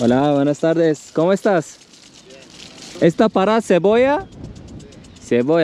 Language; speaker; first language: Spanish; non-native, learner; Turkish